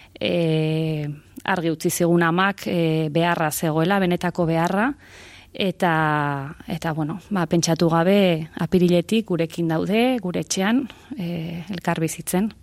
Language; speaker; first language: Basque; native; Basque